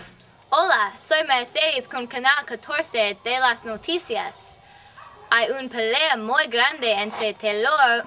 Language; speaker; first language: Spanish; non-native, learner; English